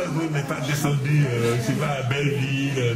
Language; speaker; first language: French; native; French